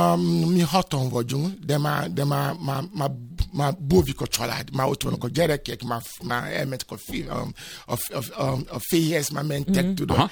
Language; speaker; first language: Hungarian; non-native, fluent; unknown